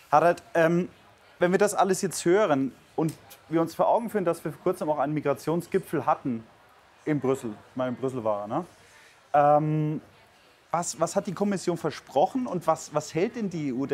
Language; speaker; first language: German; native; German